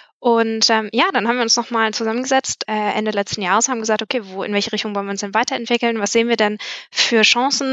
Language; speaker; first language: German; native; German